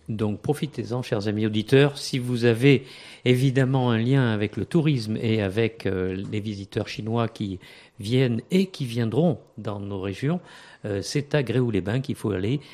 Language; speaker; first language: French; native; French